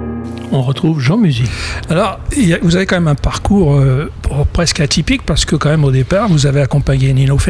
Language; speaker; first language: French; native; French